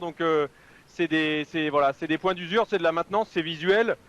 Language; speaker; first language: French; native; French